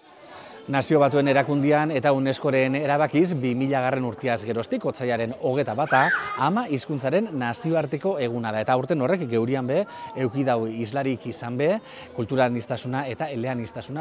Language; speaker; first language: Basque; native; Basque